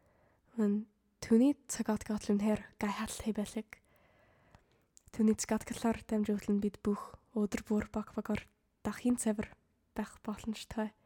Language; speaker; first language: Mongolian; non-native, fluent; English